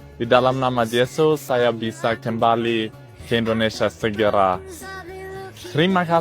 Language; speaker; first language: Indonesian; non-native, learner; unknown